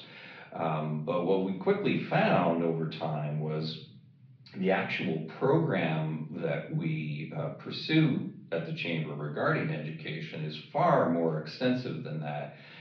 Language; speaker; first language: English; native; English